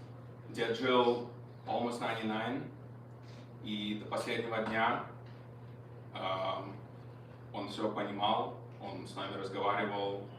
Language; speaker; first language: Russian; early bilingual, heritage; Russian